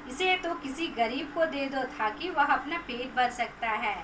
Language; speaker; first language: Hindi; non-native, local second language; Telugu